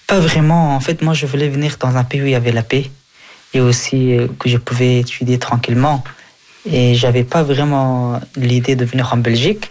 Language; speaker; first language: French; early bilingual, other home language; Persian